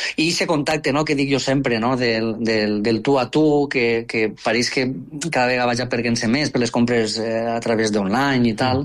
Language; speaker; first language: Catalan; native; Catalan